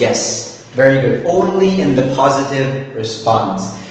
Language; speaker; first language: English; native; English